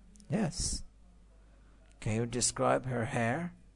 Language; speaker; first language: English; non-native, fluent; Persian